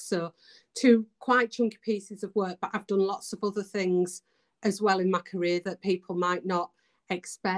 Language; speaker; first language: English; native; English